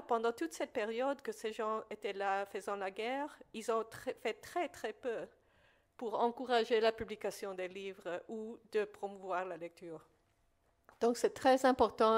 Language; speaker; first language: French; non-native, fluent; Spanish